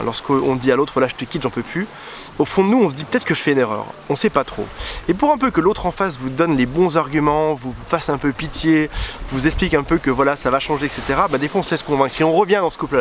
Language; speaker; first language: French; native; French